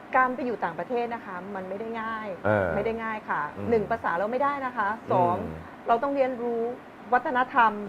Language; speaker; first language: Thai; native; Thai